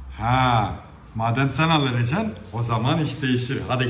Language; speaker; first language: Turkish; native; Turkish